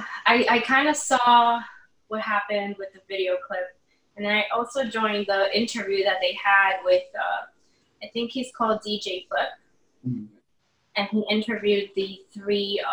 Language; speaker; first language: English; native; English